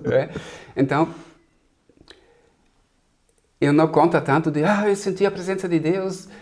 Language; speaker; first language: Portuguese; non-native, fluent; German